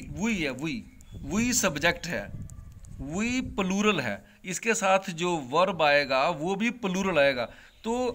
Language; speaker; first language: Hindi; non-native, local second language; Punjabi